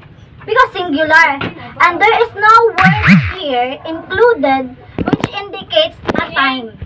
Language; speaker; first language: English; non-native, local second language; Cebuano